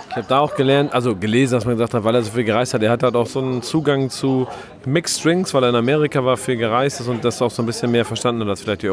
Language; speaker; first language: German; native; German